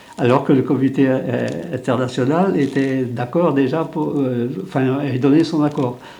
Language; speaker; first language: French; non-native, local second language; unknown